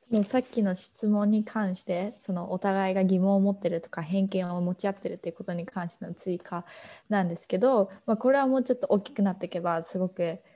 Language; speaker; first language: Japanese; native; Japanese